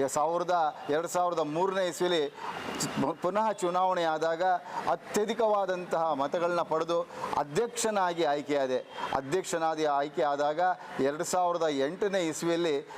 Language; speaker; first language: Kannada; non-native, local second language; Marathi